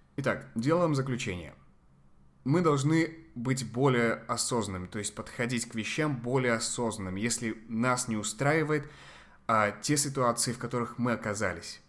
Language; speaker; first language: Russian; non-native, fluent; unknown